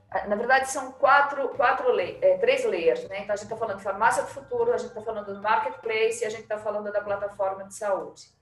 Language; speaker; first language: Portuguese; native; Portuguese